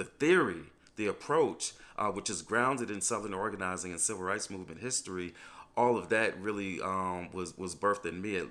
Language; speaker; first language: English; native; English